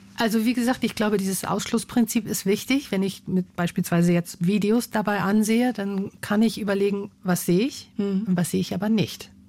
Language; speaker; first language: German; native; German